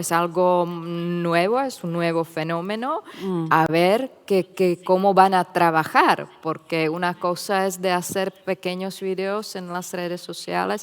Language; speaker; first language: Spanish; non-native, fluent; Czech